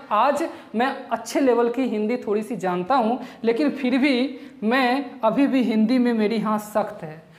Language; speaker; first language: Hindi; non-native, local second language; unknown